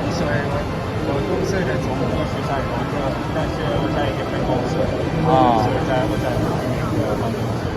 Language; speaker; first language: Chinese; non-native, fluent; English